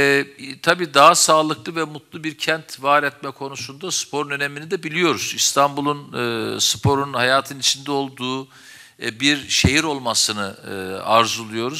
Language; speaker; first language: Turkish; native; Turkish